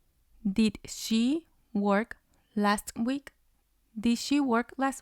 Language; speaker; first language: English; non-native, fluent; Spanish